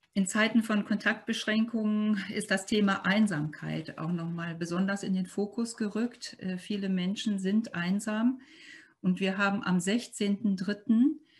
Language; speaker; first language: German; native; German